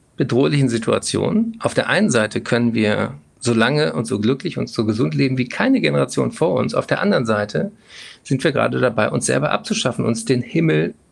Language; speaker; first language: German; native; German